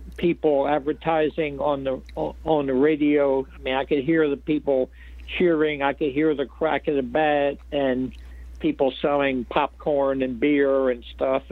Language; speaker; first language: English; native; English